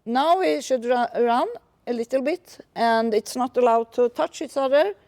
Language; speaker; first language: English; non-native, fluent; Swedish